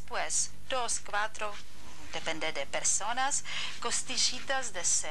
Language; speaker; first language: Spanish; non-native, learner; Czech